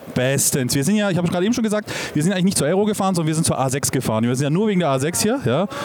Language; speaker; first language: German; native; German